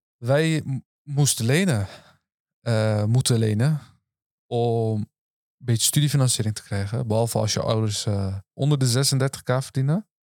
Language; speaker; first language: Dutch; early bilingual, other home language; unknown